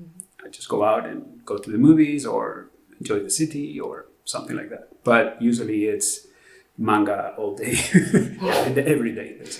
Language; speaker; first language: English; non-native, fluent; Spanish